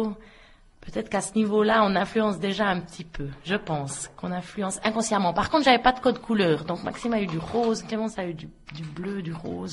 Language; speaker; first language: French; native; French